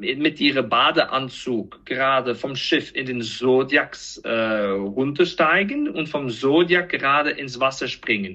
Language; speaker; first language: German; non-native, fluent; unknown